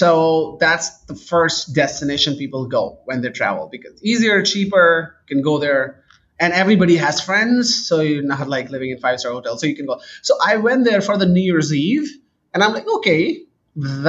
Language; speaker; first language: English; non-native, local second language; Urdu